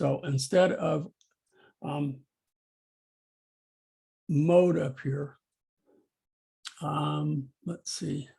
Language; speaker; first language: English; native; English